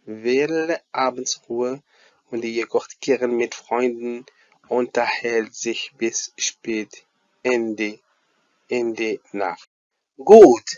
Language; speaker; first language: German; non-native, fluent; Arabic